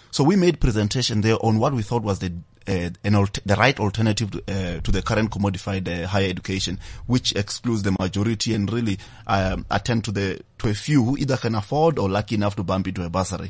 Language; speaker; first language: English; non-native, local second language; Venda